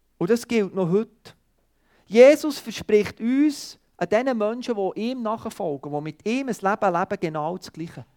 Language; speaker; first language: German; non-native, fluent; Swiss German